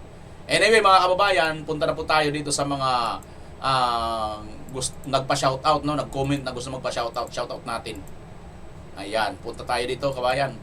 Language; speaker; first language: Filipino; native; Filipino